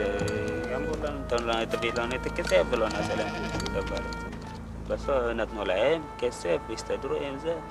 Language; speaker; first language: Hebrew; non-native, learner; Amharic